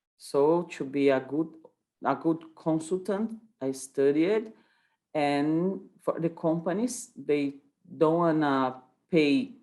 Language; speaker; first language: English; non-native, learner; Portuguese